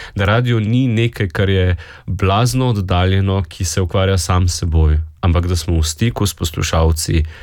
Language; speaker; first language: Slovenian; native; Slovenian